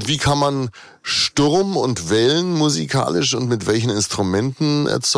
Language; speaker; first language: German; native; German